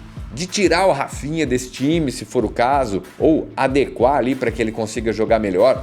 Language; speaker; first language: Portuguese; native; Portuguese